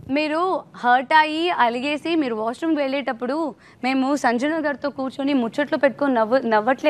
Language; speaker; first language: Telugu; native; Telugu